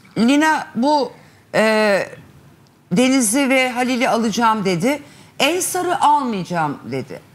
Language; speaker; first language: Turkish; native; Turkish